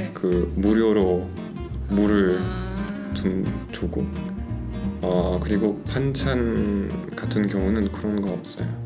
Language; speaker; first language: Korean; non-native, learner; French